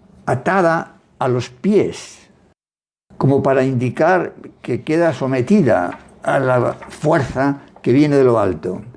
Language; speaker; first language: Spanish; native; Spanish